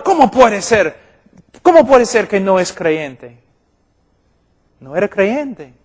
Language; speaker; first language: Spanish; non-native, fluent; English